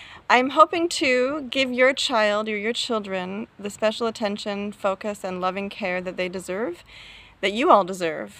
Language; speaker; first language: English; native; English